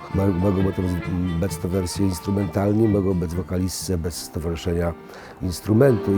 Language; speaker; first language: Polish; native; Polish